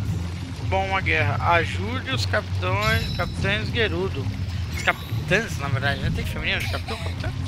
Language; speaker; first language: Portuguese; native; Portuguese